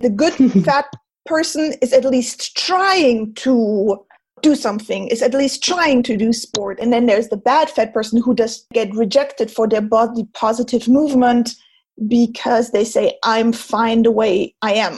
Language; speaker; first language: English; non-native, fluent; German